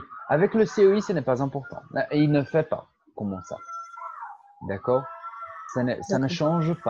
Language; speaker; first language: French; non-native, fluent; Portuguese